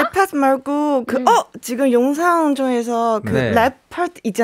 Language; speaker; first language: Korean; non-native, learner; Chinese